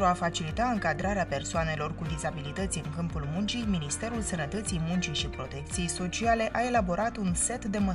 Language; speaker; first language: Romanian; native; Romanian